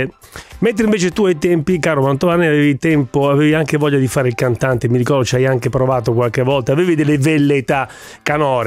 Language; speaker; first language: Italian; native; Italian